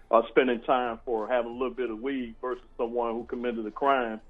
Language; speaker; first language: English; native; English